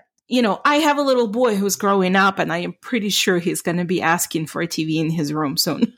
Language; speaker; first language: English; non-native, fluent; Ukrainian